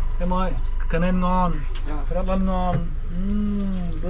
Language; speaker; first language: Vietnamese; non-native, learner; Lithuanian